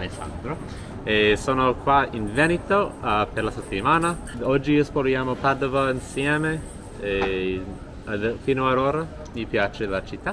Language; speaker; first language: Italian; non-native, fluent; English